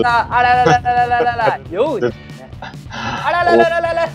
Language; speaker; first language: Japanese; native; Japanese